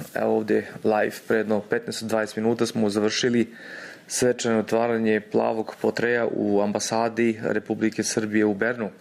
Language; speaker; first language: Serbian; early bilingual, heritage; Serbian